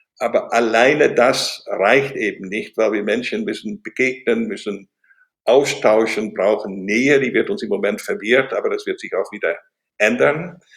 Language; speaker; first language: German; non-native, fluent; Dutch